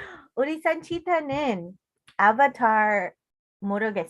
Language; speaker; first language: Korean; non-native, learner; English